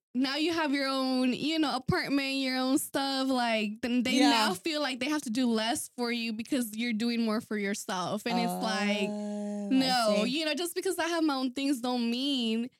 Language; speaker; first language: English; early bilingual, other home language; Spanish